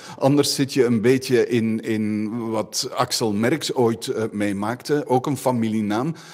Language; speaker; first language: Dutch; native; Dutch